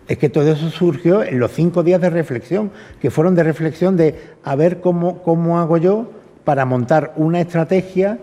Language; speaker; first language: Spanish; native; Spanish